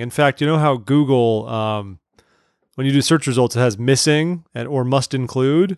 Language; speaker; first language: English; native; English